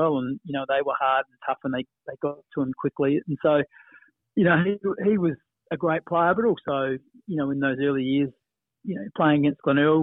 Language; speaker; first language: English; native; English